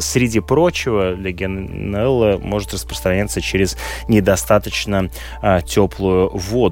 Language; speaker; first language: Russian; native; Russian